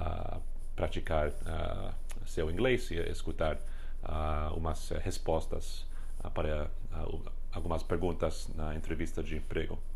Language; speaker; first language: Portuguese; non-native, fluent; English